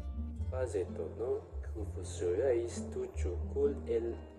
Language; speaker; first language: French; non-native, learner; Malay